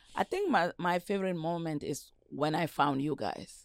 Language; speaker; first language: English; non-native, local second language; Wolof